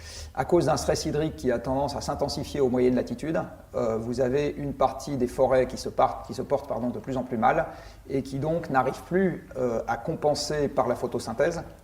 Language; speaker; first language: French; native; French